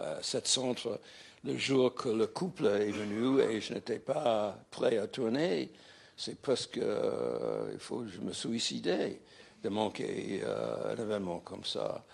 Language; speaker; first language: French; non-native, fluent; English